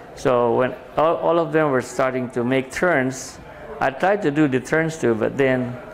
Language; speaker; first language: English; non-native, local second language; Filipino